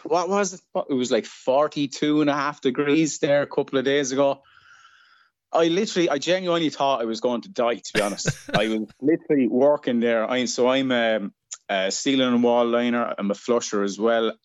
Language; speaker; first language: English; native; English